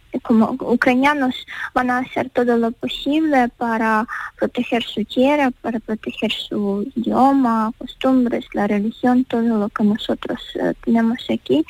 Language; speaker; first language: Spanish; non-native, learner; Ukrainian